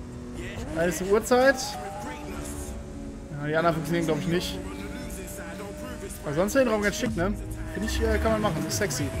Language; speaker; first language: German; native; German